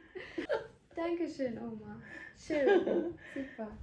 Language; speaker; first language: German; native; German